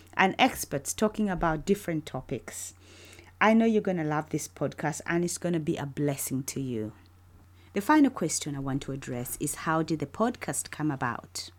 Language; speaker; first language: English; non-native, local second language; Ganda